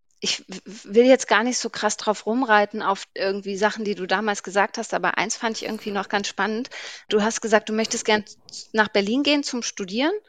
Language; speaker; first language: German; native; German